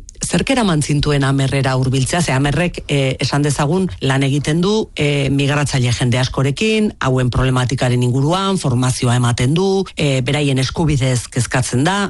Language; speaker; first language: Basque; native; Basque